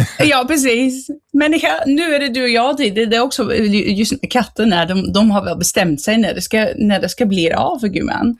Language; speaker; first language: Swedish; non-native, fluent; Dutch